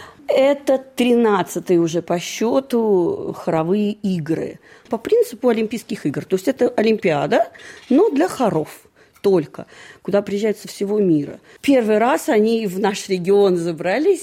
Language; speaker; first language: Russian; native; Russian